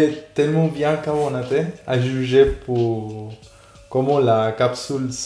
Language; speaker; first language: French; non-native, fluent; Spanish